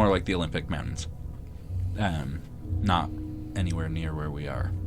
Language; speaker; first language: English; native; English